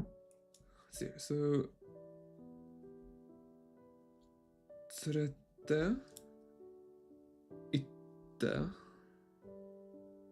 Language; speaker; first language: Japanese; non-native, learner; English